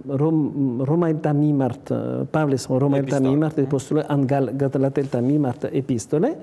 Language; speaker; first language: Georgian; non-native, learner; French